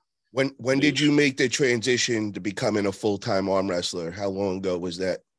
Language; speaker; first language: English; native; English